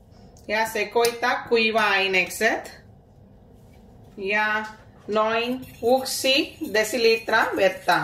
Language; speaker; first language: Finnish; non-native, learner; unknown